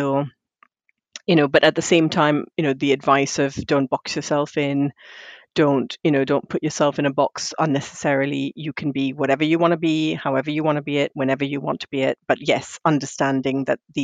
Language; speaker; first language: English; non-native, local second language; Tamil